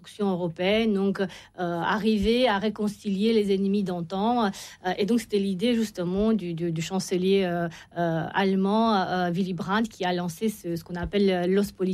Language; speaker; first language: French; non-native, fluent; Romanian